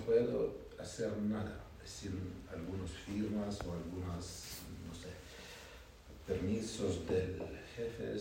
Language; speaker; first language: Spanish; non-native, learner; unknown